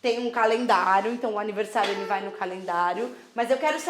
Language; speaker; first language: Portuguese; native; Portuguese